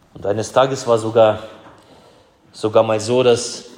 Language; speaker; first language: German; early bilingual, other home language; Russian